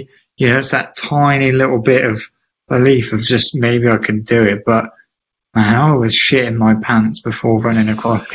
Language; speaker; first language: English; native; English